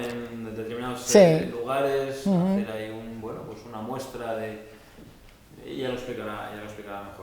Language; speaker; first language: Spanish; native; Spanish